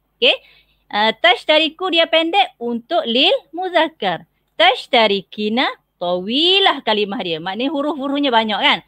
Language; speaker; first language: Malay; native; Malay